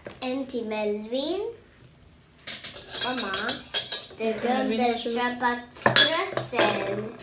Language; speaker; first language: Swedish; early bilingual, other home language; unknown